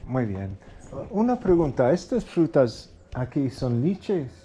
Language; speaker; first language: Spanish; non-native, learner; English